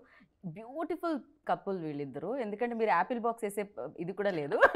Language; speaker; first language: Telugu; native; Telugu